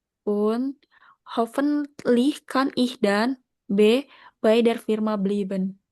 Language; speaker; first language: German; non-native, learner; Indonesian